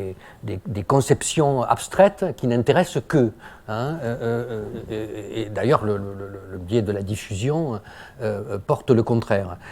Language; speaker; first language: French; native; French